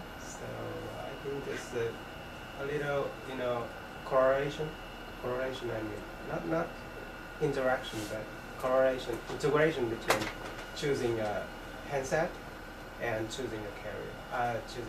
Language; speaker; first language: English; non-native, fluent; Japanese